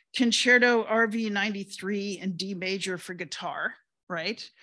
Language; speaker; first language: English; native; English